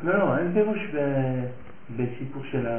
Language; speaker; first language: Hebrew; non-native, fluent; French